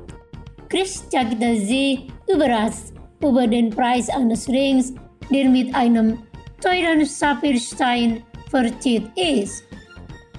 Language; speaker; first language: German; non-native, fluent; Indonesian